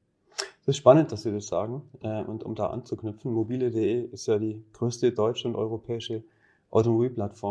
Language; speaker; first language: German; native; German